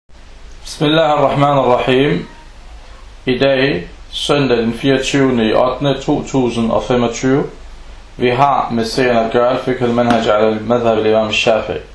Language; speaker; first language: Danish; early bilingual, other home language; Arabic